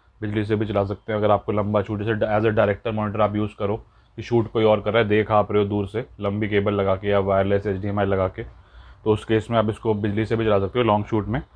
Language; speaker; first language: Hindi; native; Hindi